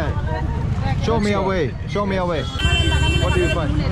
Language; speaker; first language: English; non-native, fluent; Finnish